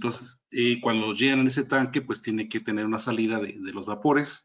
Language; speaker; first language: Spanish; native; Spanish